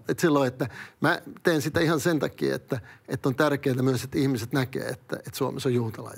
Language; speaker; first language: Finnish; early bilingual, other home language; Swedish